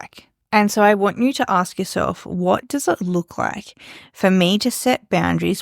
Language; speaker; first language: English; native; English